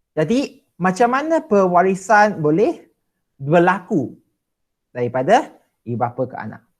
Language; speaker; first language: Malay; non-native, local second language; Chinese